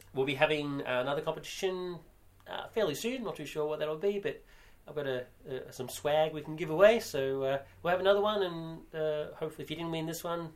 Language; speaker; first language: English; native; English